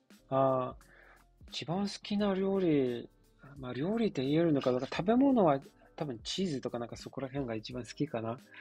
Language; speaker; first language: Japanese; non-native, fluent; Polish